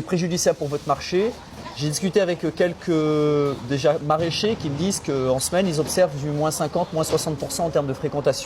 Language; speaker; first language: French; native; French